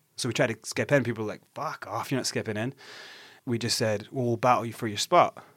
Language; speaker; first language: English; native; English